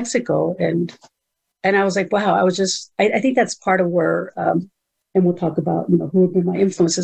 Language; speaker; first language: English; early bilingual, other home language; Spanish